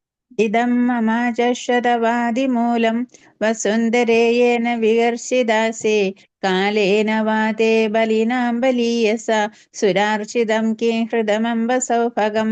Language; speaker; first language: Malayalam; native; Malayalam